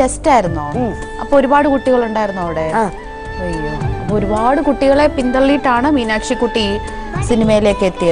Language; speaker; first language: Malayalam; native; Malayalam